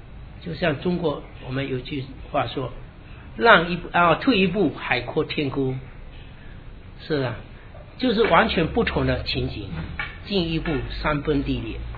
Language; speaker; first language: Chinese; native; Chinese